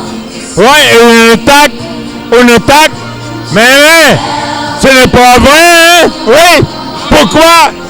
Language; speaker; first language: French; non-native, learner; Dutch